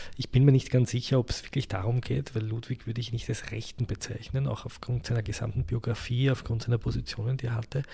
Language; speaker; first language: German; native; German